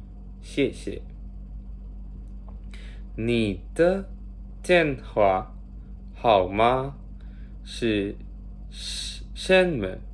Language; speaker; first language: Chinese; non-native, learner; Indonesian